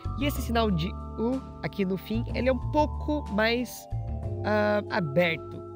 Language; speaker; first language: Portuguese; native; Portuguese